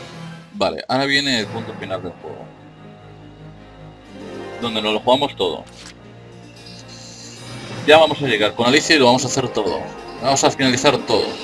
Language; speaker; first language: Spanish; native; Spanish